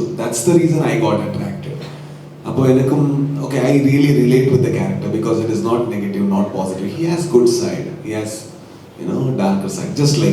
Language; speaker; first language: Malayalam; non-native, learner; Kannada